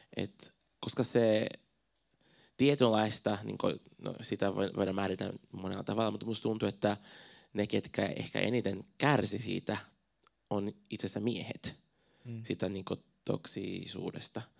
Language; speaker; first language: Finnish; non-native, fluent; Portuguese